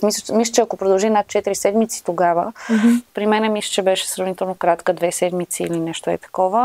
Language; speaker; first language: Bulgarian; native; Bulgarian